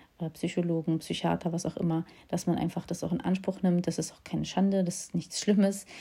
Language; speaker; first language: German; early bilingual, other home language; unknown